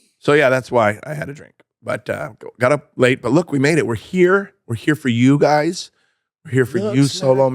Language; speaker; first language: English; native; English